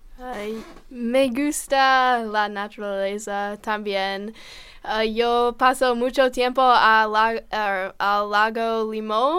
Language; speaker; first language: Spanish; non-native, learner; English